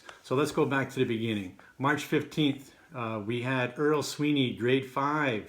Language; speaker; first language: English; native; English